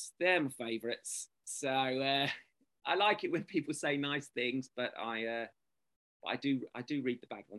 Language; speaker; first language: English; native; English